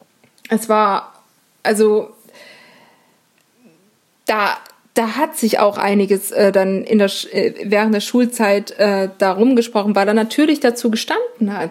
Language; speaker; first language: German; native; German